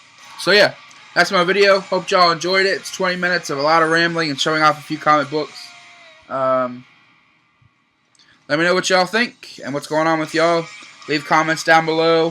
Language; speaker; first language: English; native; English